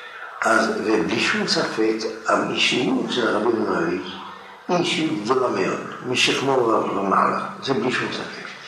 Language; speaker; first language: Hebrew; non-native, fluent; French